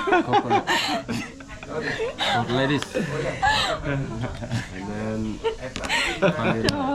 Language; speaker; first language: English; non-native, learner; Indonesian